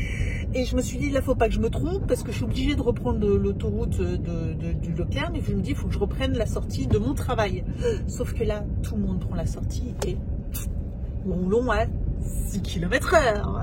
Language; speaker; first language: French; native; French